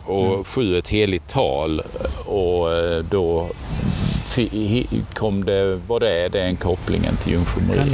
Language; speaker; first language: Swedish; native; Swedish